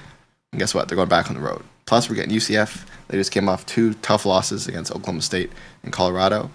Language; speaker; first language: English; native; English